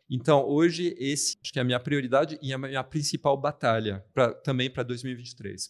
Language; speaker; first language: Portuguese; non-native, fluent; French